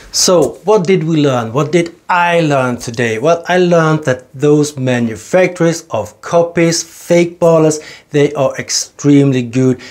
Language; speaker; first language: English; non-native, fluent; Swedish